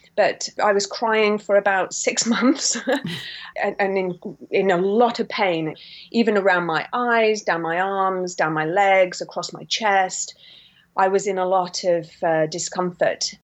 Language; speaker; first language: English; native; English